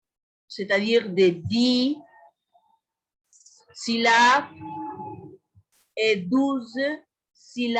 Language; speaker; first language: French; non-native, fluent; Spanish